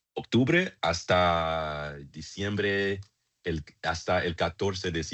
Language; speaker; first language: Spanish; non-native, learner; English